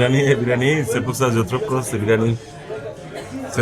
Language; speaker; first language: French; non-native, learner; Bangla